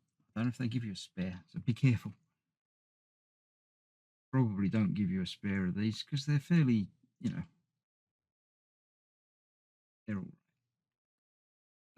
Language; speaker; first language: English; native; English